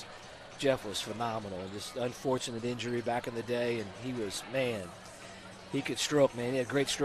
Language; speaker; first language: English; native; English